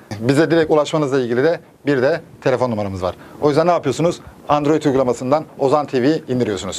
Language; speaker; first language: Turkish; native; Turkish